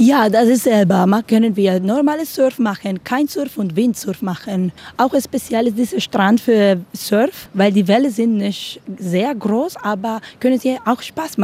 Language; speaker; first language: German; non-native, learner; Spanish